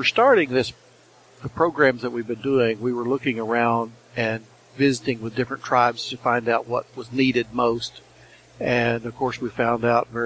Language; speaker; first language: English; native; English